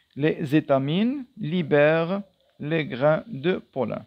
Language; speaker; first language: French; non-native, local second language; Arabic